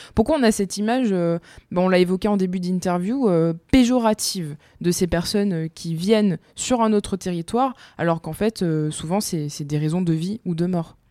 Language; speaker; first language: French; native; French